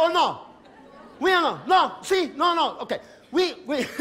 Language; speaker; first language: French; non-native, learner; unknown